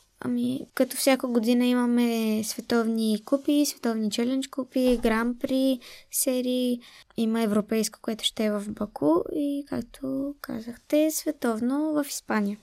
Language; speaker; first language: Bulgarian; early bilingual, heritage; Bulgarian